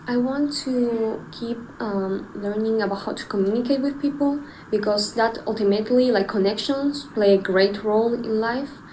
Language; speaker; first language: English; non-native, fluent; Spanish